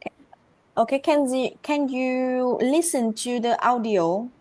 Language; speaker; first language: English; non-native, learner; Vietnamese